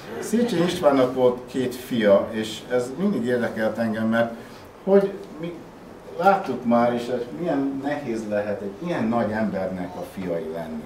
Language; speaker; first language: Hungarian; early bilingual, heritage; Hungarian